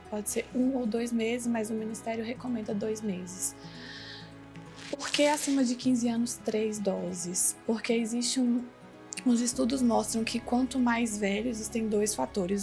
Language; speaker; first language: Portuguese; native; Portuguese